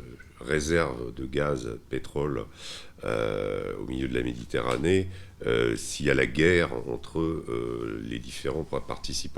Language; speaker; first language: French; native; French